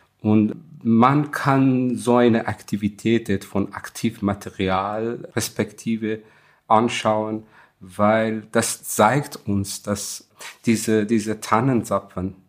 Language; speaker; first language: German; non-native, fluent; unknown